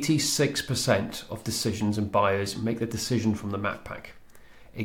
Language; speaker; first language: English; native; English